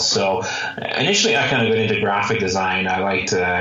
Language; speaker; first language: English; native; English